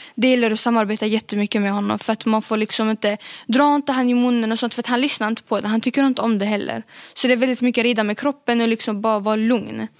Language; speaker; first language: Swedish; early bilingual, other home language; Arabic